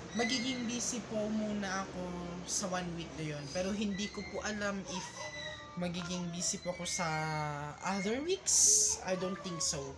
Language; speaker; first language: Filipino; non-native, local second language; Iloko